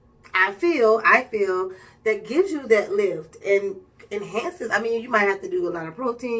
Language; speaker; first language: English; native; English